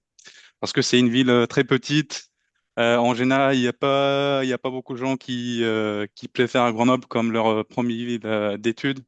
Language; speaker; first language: French; non-native, fluent; Turkish